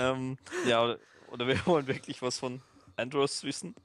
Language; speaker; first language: German; native; German